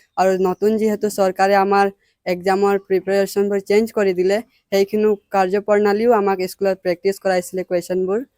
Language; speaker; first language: Assamese; native; Assamese